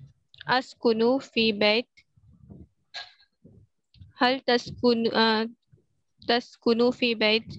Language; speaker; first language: Arabic; non-native, learner; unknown